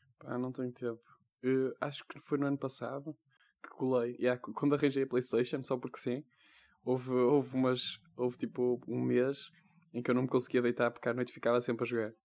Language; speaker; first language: Portuguese; native; Portuguese